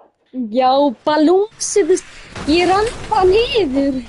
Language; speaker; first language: Icelandic; early bilingual, heritage; Icelandic